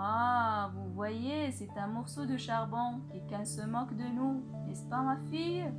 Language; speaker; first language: French; non-native, local second language; Arabic